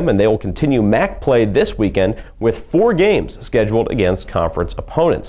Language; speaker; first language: English; native; English